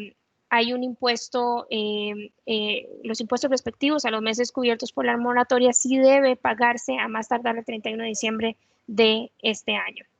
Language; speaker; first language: Spanish; native; Spanish